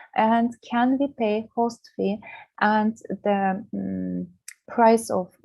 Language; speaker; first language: English; non-native, fluent; Russian